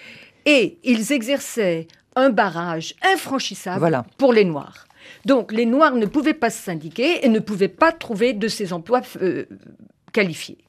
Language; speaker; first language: French; native; French